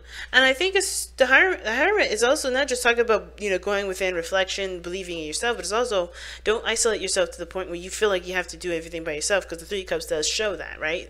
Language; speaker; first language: English; native; English